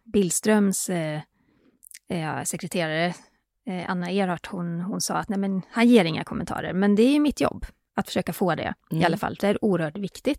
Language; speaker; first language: Swedish; native; Swedish